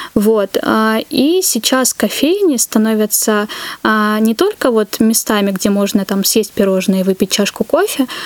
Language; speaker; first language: Russian; native; Russian